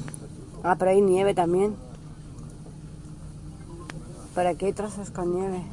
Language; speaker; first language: Spanish; native; Spanish